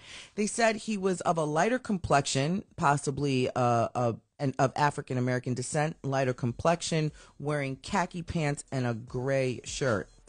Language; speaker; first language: English; native; English